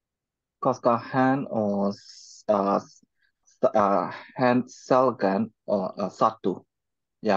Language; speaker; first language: Finnish; non-native, learner; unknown